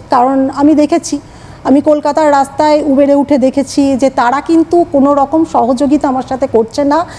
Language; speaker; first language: Bangla; native; Bangla